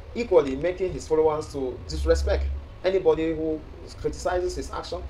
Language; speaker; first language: English; non-native, local second language; French